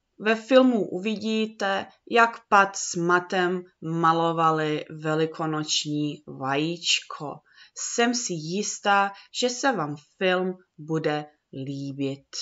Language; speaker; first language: Czech; early bilingual, heritage; Czech